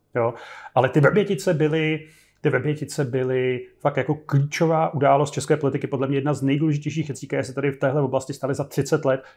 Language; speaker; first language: Czech; native; Czech